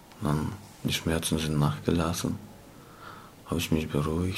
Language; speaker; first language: German; non-native, learner; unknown